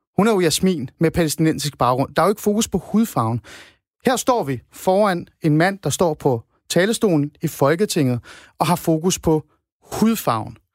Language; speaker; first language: Danish; non-native, fluent; Persian